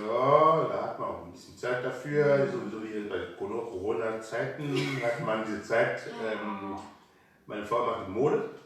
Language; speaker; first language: German; non-native, learner; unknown